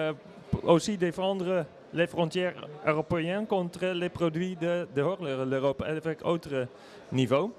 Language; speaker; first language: French; non-native, learner; Dutch